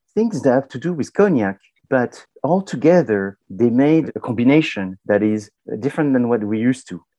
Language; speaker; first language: English; non-native, fluent; French